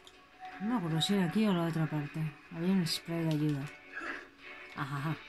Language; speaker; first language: Spanish; native; Spanish